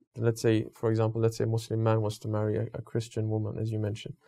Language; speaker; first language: English; native; English